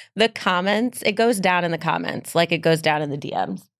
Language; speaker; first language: English; native; English